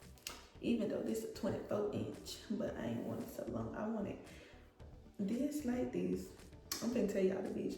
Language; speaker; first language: English; native; English